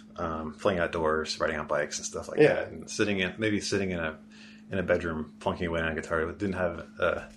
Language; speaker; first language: English; native; English